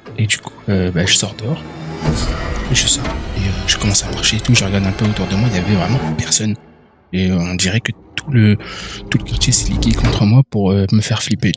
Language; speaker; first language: French; early bilingual, other home language; Arabic